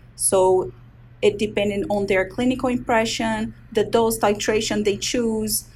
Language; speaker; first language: English; non-native, fluent; Portuguese